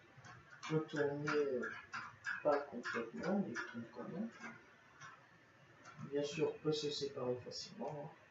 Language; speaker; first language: French; native; French